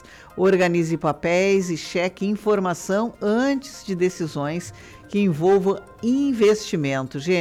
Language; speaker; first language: Portuguese; native; Portuguese